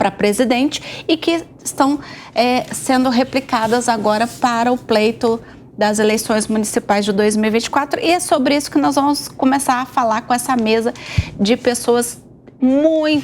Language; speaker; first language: Portuguese; native; Portuguese